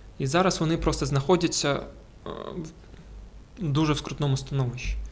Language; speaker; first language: Ukrainian; non-native, local second language; Russian